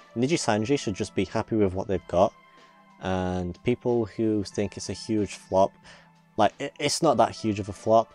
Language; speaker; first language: English; native; English